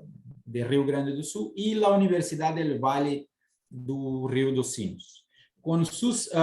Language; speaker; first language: Spanish; non-native, fluent; Portuguese